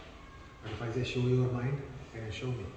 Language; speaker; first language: English; non-native, fluent; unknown